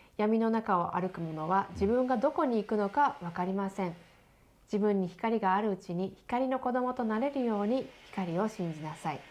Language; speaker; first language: Japanese; native; Japanese